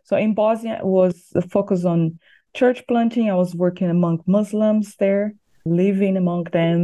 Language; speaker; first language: English; non-native, fluent; Portuguese